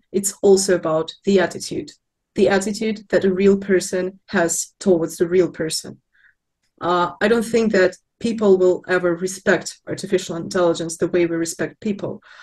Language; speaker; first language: English; non-native, fluent; Russian